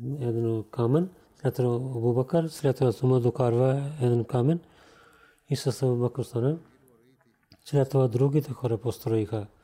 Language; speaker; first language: Bulgarian; non-native, learner; Urdu